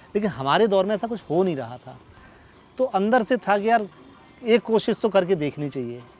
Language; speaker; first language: Hindi; native; Hindi